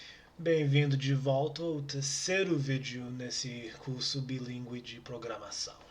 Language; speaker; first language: Portuguese; non-native, learner; English